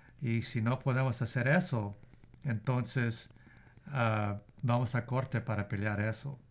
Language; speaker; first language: Spanish; early bilingual, heritage; Spanish